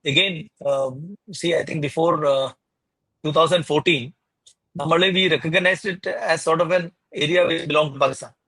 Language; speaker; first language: English; non-native, local second language; Malayalam